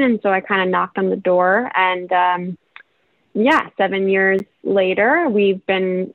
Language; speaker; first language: English; native; English